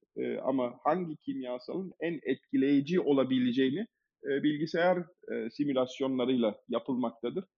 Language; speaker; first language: Turkish; early bilingual, heritage; Turkish